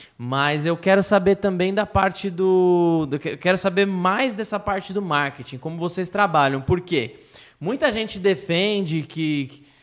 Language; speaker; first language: Portuguese; native; Portuguese